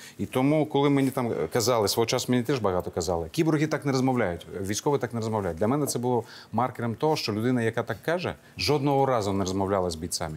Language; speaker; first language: Ukrainian; non-native, local second language; Crimean Tatar